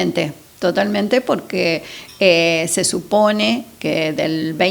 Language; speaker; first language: Spanish; native; Spanish